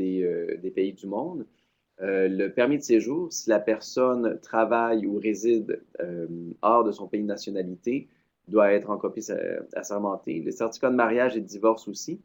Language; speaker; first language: French; native; French